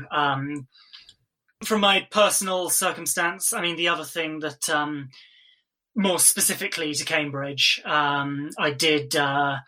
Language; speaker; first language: English; native; English